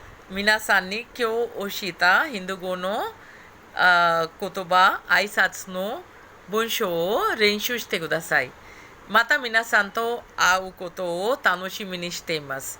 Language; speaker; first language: Japanese; non-native, fluent; Hindi